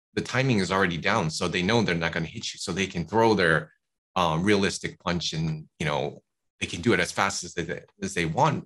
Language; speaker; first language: English; native; English